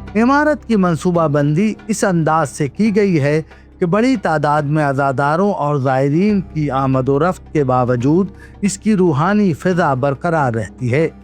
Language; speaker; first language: Urdu; native; Urdu